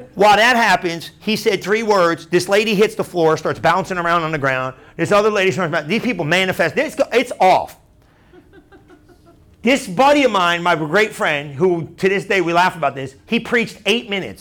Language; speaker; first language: English; native; English